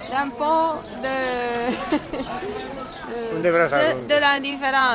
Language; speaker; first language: French; non-native, fluent; Romanian